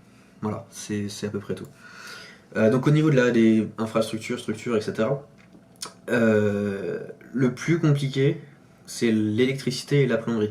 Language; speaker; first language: French; native; French